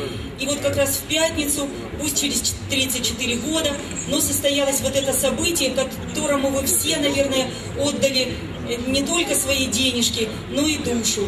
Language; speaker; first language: Russian; native; Russian